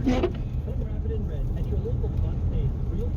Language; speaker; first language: English; native; English